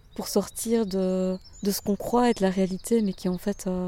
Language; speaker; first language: French; native; French